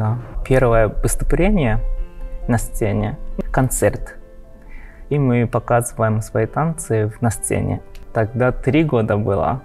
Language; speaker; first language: Russian; non-native, learner; Japanese